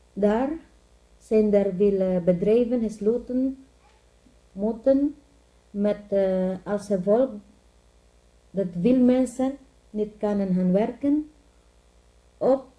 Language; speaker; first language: Dutch; non-native, learner; Filipino